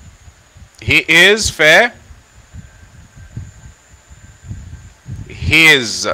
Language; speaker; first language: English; non-native, fluent; Haitian Creole